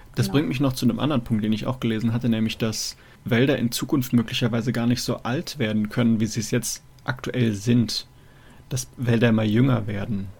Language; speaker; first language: German; native; German